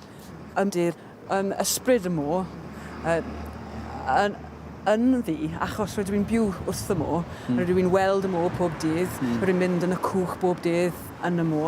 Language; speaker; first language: Welsh; non-native, local second language; English